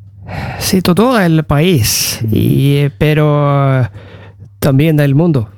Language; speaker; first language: Spanish; non-native, learner; Norwegian